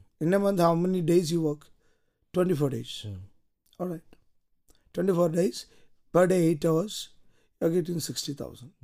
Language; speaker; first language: English; non-native, local second language; Malayalam